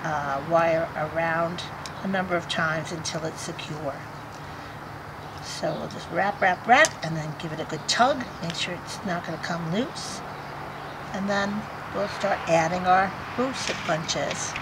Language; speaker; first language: English; native; English